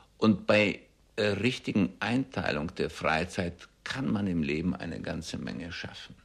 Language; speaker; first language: German; early bilingual, heritage; German